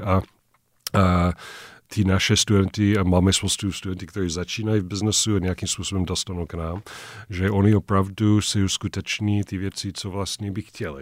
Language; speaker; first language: Czech; non-native, fluent; English